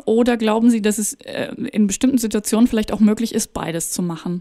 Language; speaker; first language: German; native; German